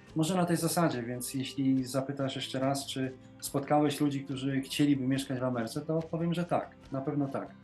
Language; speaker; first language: Polish; native; Polish